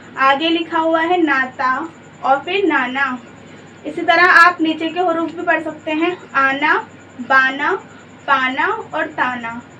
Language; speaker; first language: Hindi; native; Hindi